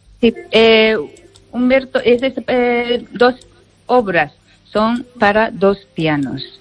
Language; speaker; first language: Spanish; non-native, learner; Japanese